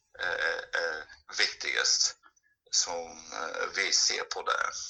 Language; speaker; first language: Swedish; non-native, fluent; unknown